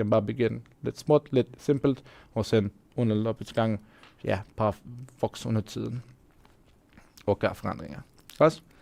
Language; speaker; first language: Danish; non-native, fluent; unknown